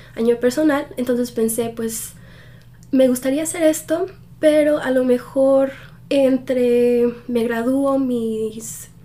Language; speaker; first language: Spanish; early bilingual, heritage; Spanish